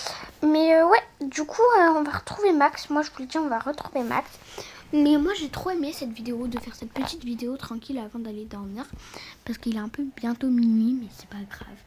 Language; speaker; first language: French; native; French